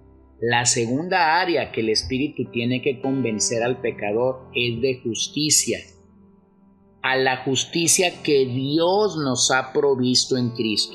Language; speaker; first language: Spanish; native; Spanish